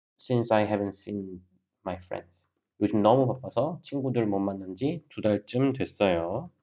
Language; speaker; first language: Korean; native; Korean